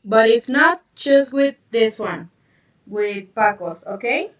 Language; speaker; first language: English; non-native, fluent; Spanish